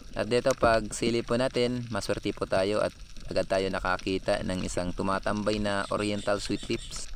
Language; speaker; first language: Filipino; non-native, local second language; Waray